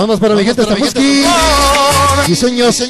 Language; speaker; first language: Spanish; native; Spanish